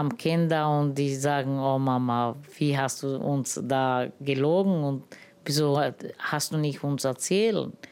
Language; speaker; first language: German; non-native, learner; Romany